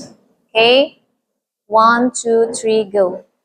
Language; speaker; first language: English; non-native, learner; Indonesian